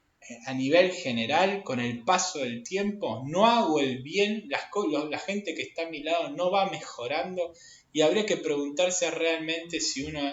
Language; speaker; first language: Spanish; native; Spanish